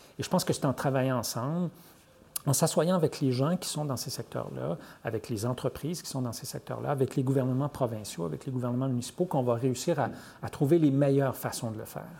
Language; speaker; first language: French; native; French